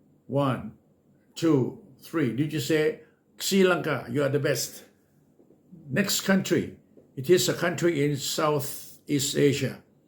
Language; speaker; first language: English; non-native, fluent; Thai